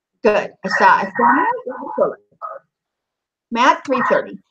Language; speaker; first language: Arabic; non-native, fluent; English